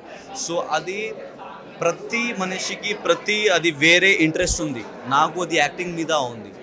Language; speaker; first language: Telugu; non-native, learner; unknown